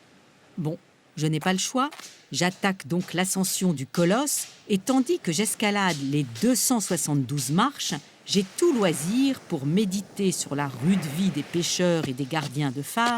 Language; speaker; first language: French; native; French